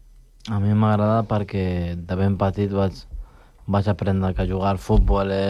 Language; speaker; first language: Catalan; non-native, local second language; Spanish